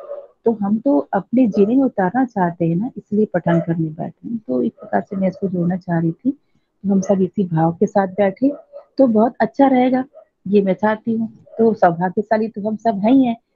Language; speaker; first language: Hindi; native; Hindi